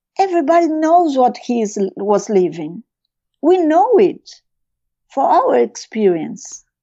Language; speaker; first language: English; non-native, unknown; Portuguese